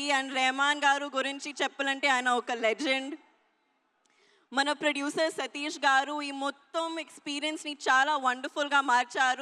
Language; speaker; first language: Telugu; non-native, learner; Hindi